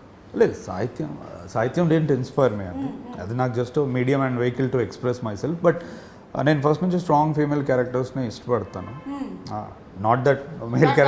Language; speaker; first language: Telugu; native; Telugu